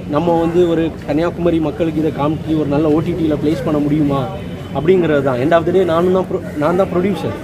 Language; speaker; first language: Tamil; native; Tamil